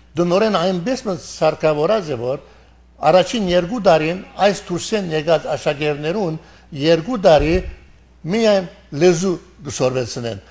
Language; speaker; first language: Armenian; early bilingual, heritage; Armenian